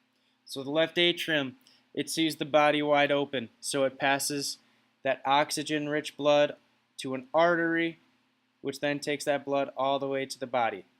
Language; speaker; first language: English; native; English